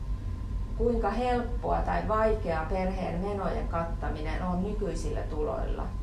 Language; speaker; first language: Finnish; native; Finnish